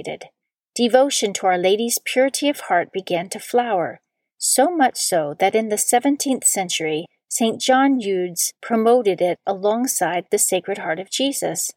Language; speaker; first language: English; native; English